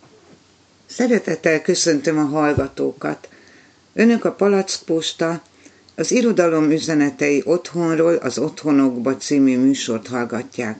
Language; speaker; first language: Hungarian; native; Hungarian